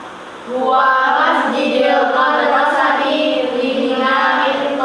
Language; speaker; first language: Arabic; non-native, learner; Indonesian